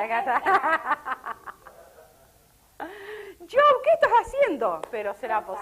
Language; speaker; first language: Spanish; native; Spanish